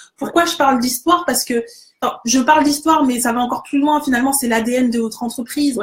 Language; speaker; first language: French; native; French